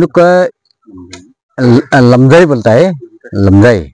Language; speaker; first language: Hindi; non-native, local second language; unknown